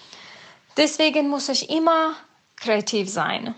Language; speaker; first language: German; non-native, learner; Persian